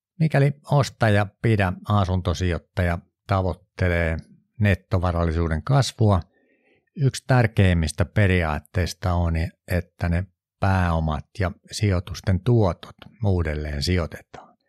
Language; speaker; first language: Finnish; native; Finnish